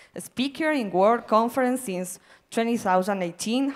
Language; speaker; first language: Spanish; native; Spanish